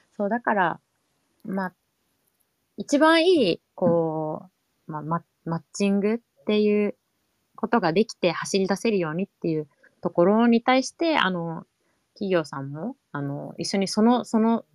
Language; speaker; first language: Japanese; native; Japanese